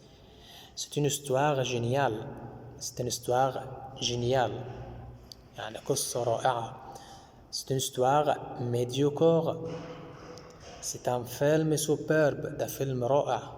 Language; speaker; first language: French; non-native, fluent; Arabic